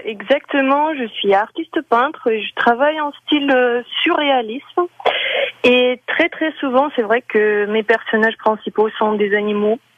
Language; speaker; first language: French; non-native, fluent; Ukrainian